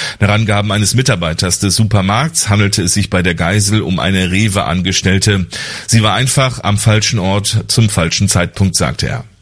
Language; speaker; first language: German; native; German